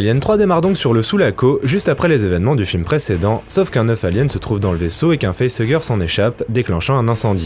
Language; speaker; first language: French; native; French